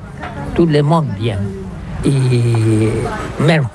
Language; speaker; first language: French; non-native, learner; Catalan